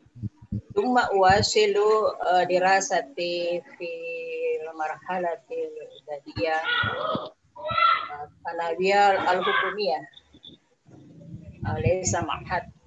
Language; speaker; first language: Arabic; non-native, learner; Indonesian